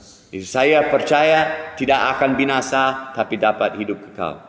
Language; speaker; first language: Indonesian; non-native, fluent; English